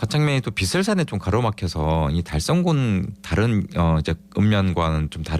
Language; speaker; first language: Korean; native; Korean